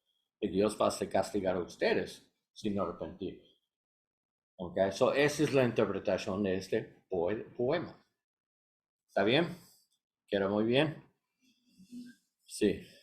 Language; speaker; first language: Spanish; non-native, learner; English